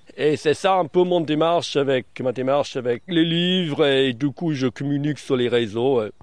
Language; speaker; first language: French; early bilingual, other home language; English